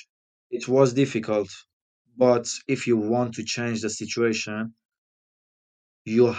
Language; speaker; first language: English; non-native, fluent; Persian